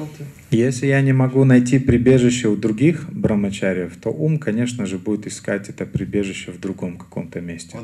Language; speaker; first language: Russian; native; Russian